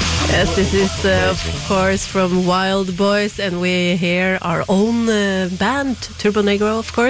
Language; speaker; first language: English; non-native, fluent; Norwegian